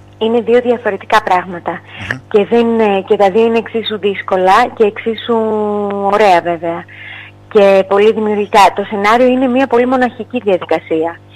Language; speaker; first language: Greek; native; Greek